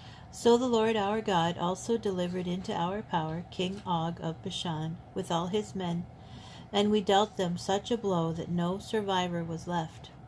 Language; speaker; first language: English; native; English